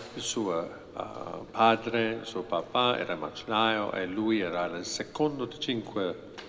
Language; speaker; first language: Italian; non-native, fluent; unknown